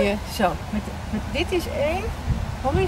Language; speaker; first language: Dutch; native; Dutch